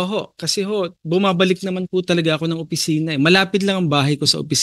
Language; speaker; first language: Filipino; native; Filipino